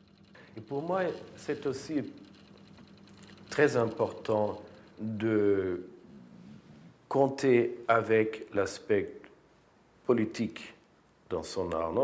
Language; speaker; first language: French; non-native, fluent; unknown